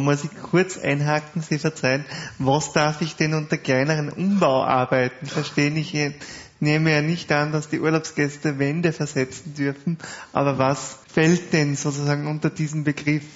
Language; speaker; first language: German; native; German